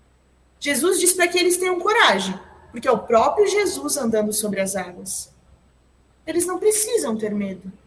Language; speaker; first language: Portuguese; native; Portuguese